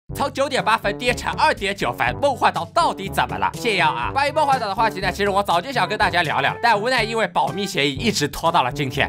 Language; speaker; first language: Chinese; native; Chinese